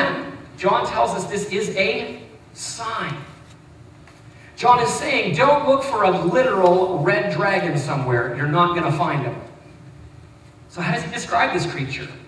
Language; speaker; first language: English; native; English